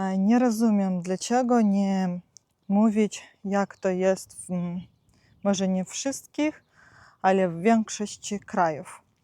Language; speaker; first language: Polish; non-native, fluent; Ukrainian